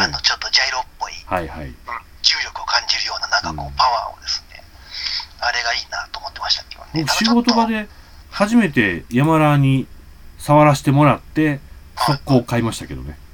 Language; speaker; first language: Japanese; native; Japanese